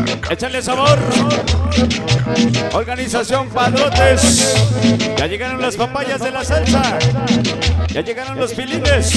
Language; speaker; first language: Spanish; native; Spanish